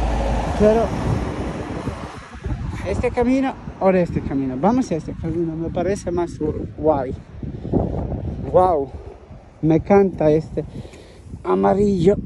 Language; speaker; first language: Spanish; non-native, learner; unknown